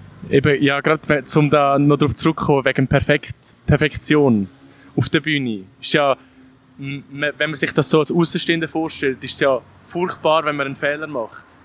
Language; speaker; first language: German; native; German